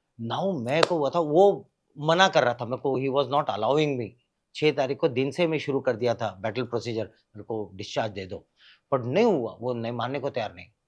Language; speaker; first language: Hindi; native; Hindi